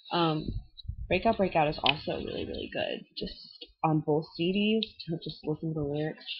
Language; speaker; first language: English; native; English